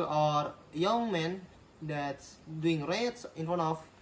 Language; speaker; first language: English; non-native, learner; Indonesian